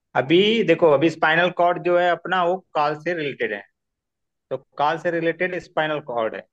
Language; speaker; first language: Hindi; non-native, local second language; Marathi